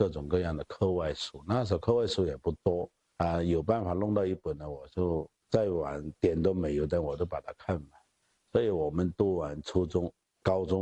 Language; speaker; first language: Chinese; native; Chinese